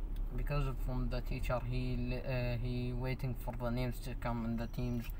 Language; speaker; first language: English; non-native, learner; Arabic